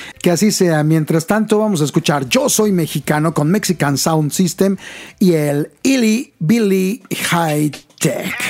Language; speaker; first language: Spanish; native; Spanish